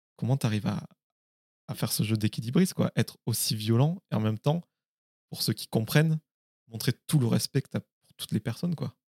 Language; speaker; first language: French; native; French